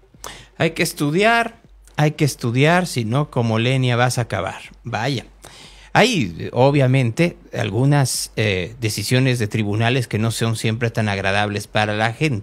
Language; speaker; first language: Spanish; native; Spanish